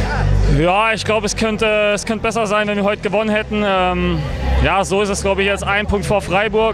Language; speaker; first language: German; native; German